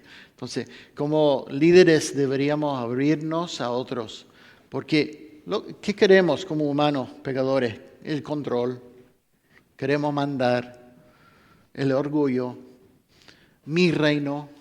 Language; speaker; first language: Spanish; non-native, fluent; English